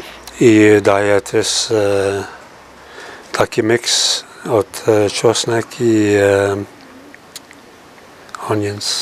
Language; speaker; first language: Polish; early bilingual, heritage; Polish